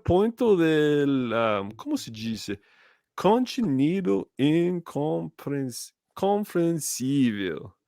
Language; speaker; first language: Portuguese; non-native, learner; English